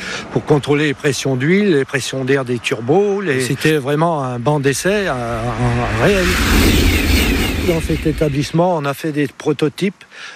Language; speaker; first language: French; native; French